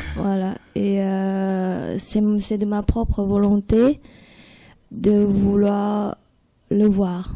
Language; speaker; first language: French; non-native, fluent; Vietnamese